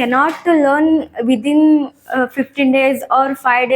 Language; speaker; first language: English; non-native, learner; Kannada